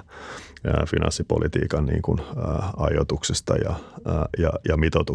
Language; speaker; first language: Finnish; native; Finnish